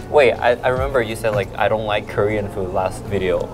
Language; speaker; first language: English; non-native, fluent; Korean